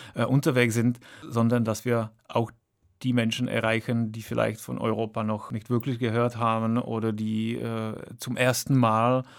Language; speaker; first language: German; non-native, fluent; Czech